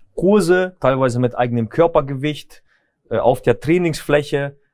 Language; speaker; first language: German; early bilingual, other home language; Russian